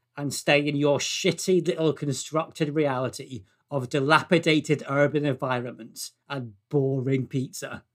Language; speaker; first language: English; native; English